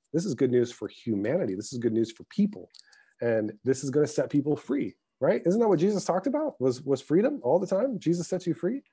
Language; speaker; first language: English; early bilingual, other home language; Arabic